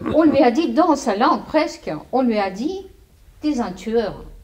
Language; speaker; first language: French; non-native, fluent; Russian